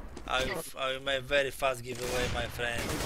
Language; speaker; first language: English; non-native, learner; Polish